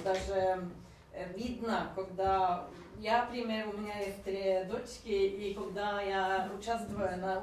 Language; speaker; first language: Russian; non-native, learner; Norwegian